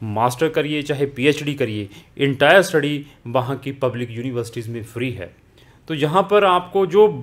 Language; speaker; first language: Hindi; native; Hindi